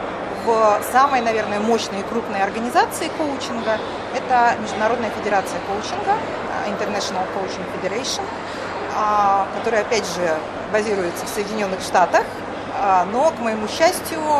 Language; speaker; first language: Russian; native; Russian